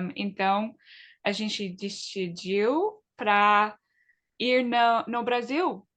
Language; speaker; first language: Portuguese; early bilingual, other home language; English